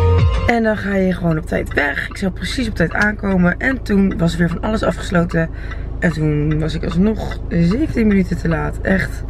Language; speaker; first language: Dutch; native; Dutch